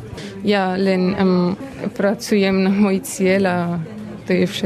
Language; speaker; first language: Slovak; early bilingual, heritage; Slovak